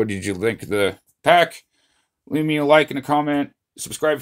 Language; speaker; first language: English; native; English